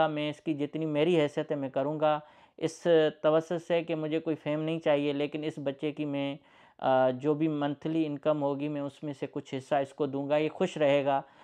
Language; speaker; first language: Urdu; non-native, local second language; Sindhi